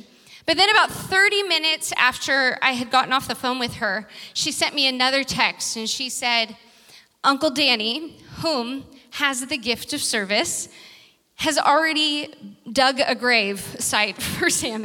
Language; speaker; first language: English; native; English